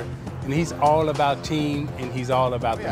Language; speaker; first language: English; native; English